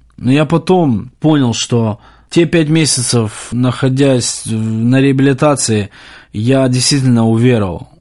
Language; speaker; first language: Russian; native; Russian